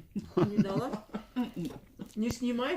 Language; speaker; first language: Russian; native; Russian